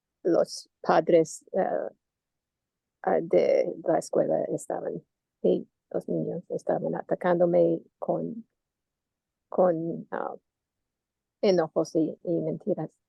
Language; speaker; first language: Spanish; non-native, learner; English